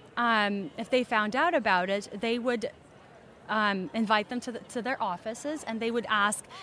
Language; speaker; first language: English; early bilingual, other home language; Russian